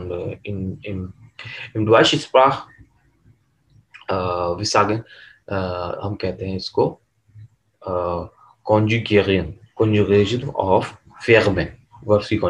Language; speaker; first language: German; non-native, learner; Urdu